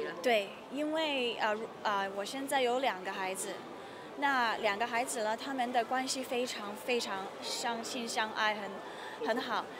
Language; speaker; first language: Chinese; early bilingual, heritage; Cantonese